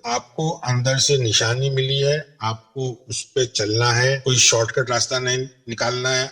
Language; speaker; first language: Urdu; non-native, local second language; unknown